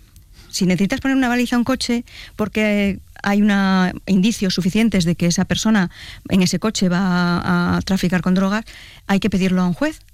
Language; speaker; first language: Spanish; native; Spanish